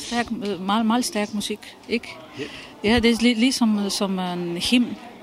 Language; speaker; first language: Danish; non-native, fluent; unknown